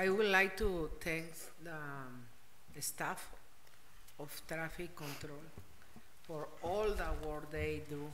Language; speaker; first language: English; non-native, fluent; Spanish